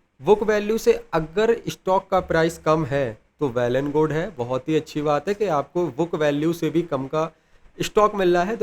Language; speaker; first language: Hindi; native; Hindi